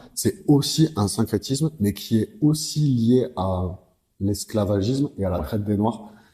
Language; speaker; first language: French; native; French